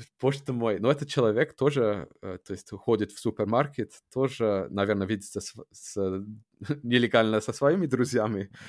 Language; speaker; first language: Russian; non-native, fluent; English